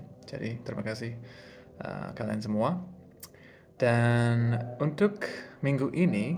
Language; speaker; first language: Indonesian; non-native, fluent; English